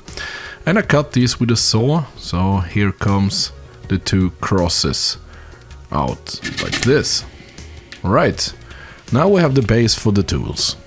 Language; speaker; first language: English; non-native, fluent; Swedish